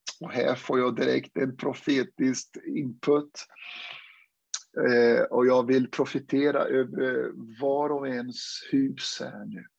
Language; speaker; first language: Swedish; non-native, fluent; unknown